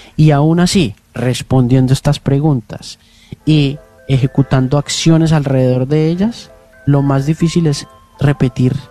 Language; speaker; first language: Spanish; native; Spanish